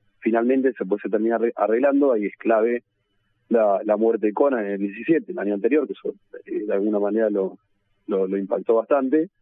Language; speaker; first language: Spanish; native; Spanish